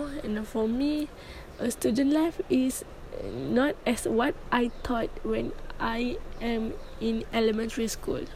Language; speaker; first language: English; non-native, learner; Malay